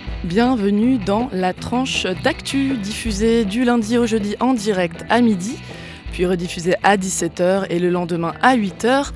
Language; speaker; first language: French; native; French